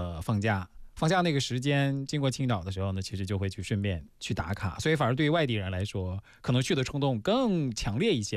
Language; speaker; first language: Chinese; native; Chinese